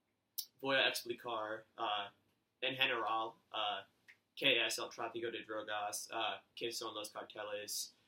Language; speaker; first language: Spanish; non-native, learner; English